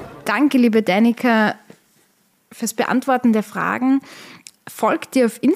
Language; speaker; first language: German; native; German